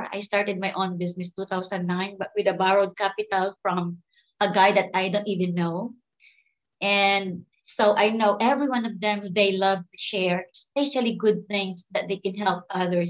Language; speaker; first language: English; non-native, local second language; Filipino